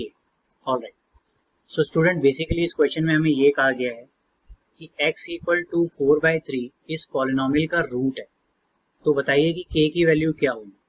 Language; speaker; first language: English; non-native, local second language; Hindi